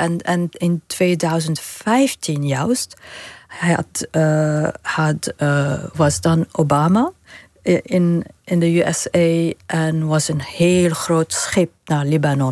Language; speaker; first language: Dutch; non-native, learner; Arabic